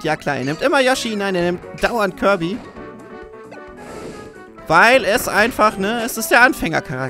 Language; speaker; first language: German; native; German